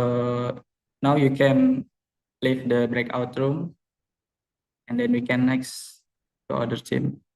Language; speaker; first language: English; non-native, learner; Indonesian